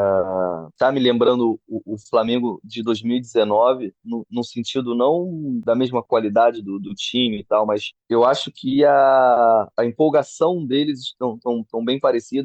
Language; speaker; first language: Portuguese; native; Portuguese